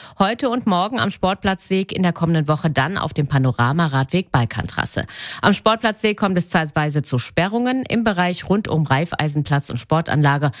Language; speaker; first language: German; native; German